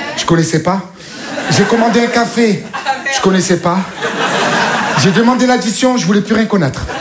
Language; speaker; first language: French; native; French